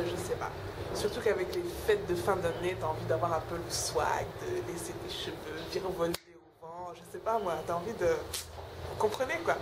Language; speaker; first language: French; non-native, local second language; Wolof